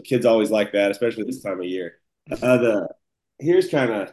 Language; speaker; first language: English; native; English